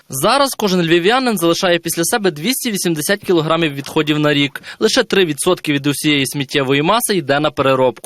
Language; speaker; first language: Ukrainian; native; Ukrainian